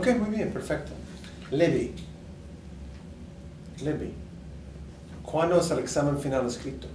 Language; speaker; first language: Spanish; non-native, fluent; English